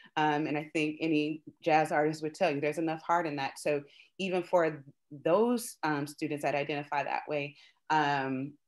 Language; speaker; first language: English; native; English